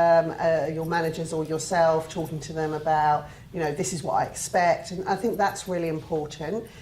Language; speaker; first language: English; native; English